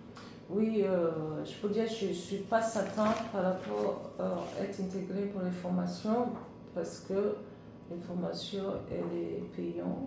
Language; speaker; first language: French; non-native, learner; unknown